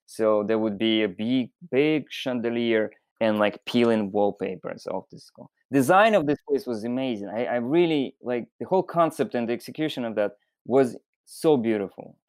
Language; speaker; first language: English; non-native, fluent; Russian